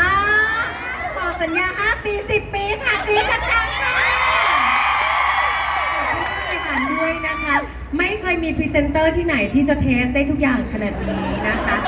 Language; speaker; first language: Thai; native; Thai